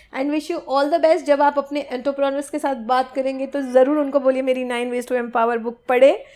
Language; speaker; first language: Hindi; non-native, local second language; Gujarati